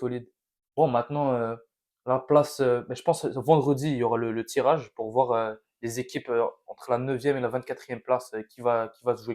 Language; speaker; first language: French; native; French